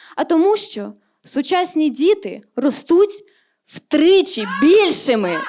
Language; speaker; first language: Ukrainian; native; Ukrainian